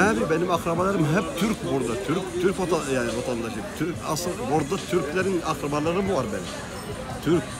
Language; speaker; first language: Turkish; non-native, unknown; Arabic